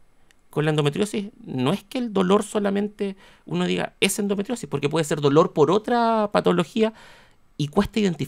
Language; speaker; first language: Spanish; native; Spanish